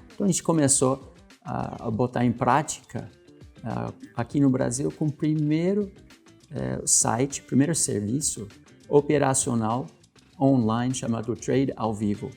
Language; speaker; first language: Portuguese; non-native, fluent; English